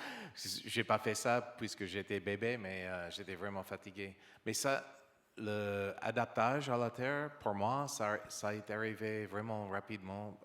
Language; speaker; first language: French; non-native, learner; English